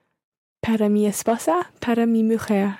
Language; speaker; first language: Spanish; non-native, learner; English